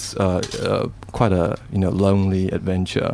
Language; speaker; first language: English; non-native, local second language; Cantonese